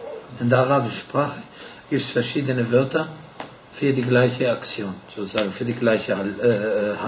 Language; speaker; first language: German; non-native, fluent; Arabic